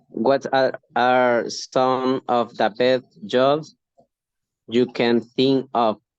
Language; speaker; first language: English; non-native, learner; Spanish